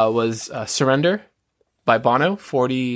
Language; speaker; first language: English; native; English